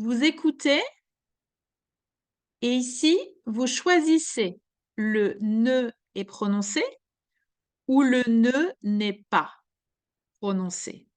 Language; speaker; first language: French; native; French